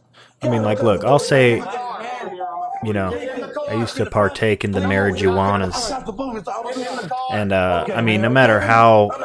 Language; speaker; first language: English; native; English